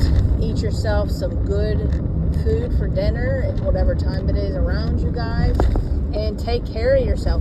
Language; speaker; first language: English; native; English